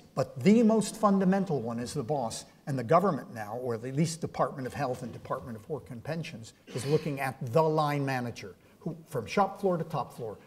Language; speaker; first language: English; native; English